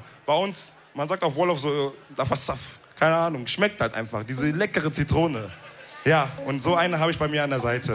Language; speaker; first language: German; early bilingual, other home language; Wolof